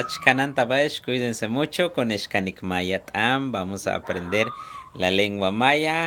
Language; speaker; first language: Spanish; non-native, local second language; Yucateco